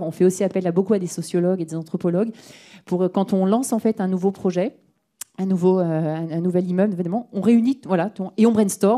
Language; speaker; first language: French; native; French